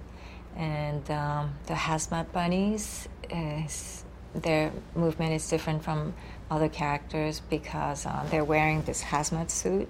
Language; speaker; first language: English; non-native, fluent; Japanese